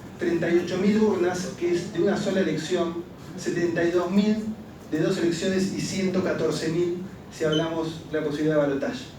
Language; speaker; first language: Spanish; native; Spanish